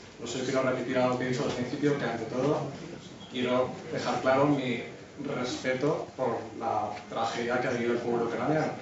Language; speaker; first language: Spanish; native; Spanish